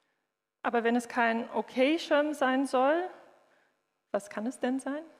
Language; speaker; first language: German; non-native, fluent; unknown